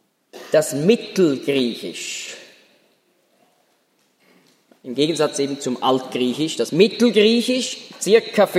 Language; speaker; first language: German; native; German